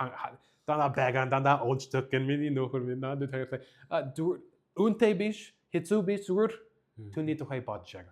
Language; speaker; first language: Mongolian; early bilingual, heritage; English